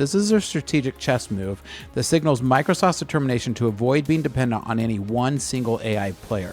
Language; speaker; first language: English; native; English